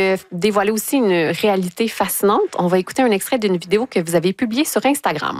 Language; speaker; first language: French; native; French